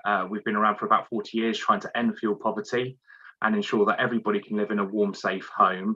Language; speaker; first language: English; native; English